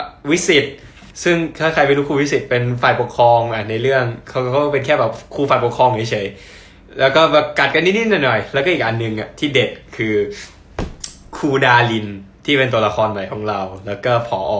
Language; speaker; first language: Thai; early bilingual, heritage; Thai